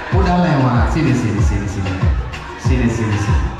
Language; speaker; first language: Indonesian; native; Indonesian